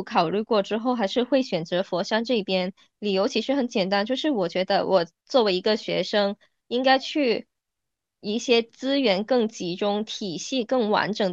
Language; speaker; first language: Chinese; non-native, local second language; Cantonese